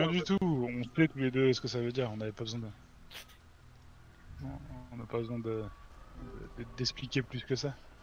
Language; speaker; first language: French; native; French